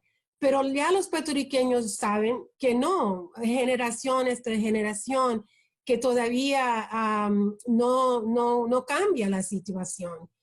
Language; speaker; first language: Spanish; early bilingual, heritage; Spanish